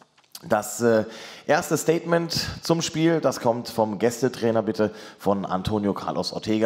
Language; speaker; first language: German; native; German